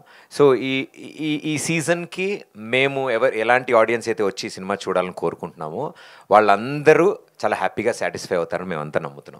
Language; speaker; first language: Telugu; native; Telugu